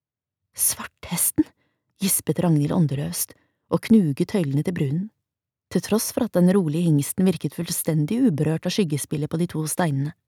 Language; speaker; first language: Norwegian; native; Norwegian